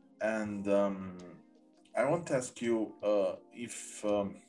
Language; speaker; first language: English; non-native, learner; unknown